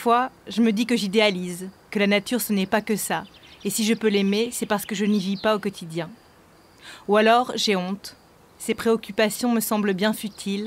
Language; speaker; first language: French; native; French